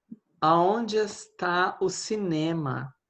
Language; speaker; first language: Portuguese; non-native, fluent; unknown